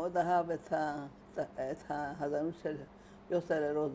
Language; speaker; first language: Hebrew; non-native, fluent; Hungarian